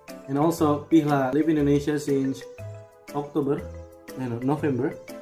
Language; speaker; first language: English; non-native, fluent; Indonesian